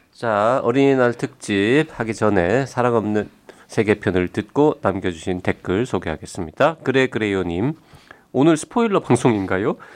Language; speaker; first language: Korean; native; Korean